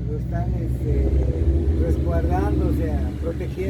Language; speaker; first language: Spanish; native; Spanish